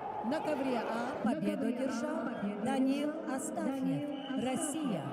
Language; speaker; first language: Russian; native; Russian